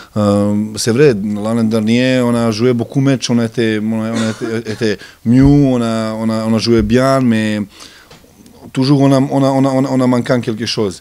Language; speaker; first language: French; non-native, learner; Serbian